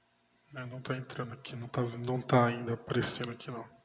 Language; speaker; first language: Portuguese; native; Portuguese